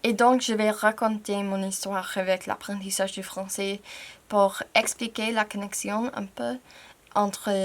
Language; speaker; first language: French; non-native, fluent; English